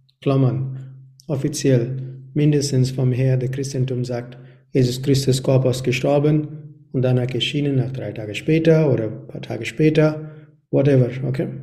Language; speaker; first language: German; non-native, learner; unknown